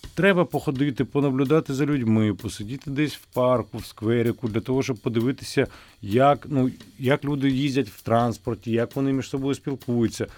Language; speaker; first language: Ukrainian; native; Ukrainian